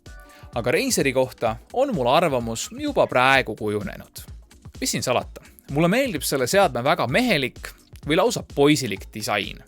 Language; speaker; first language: Estonian; native; Estonian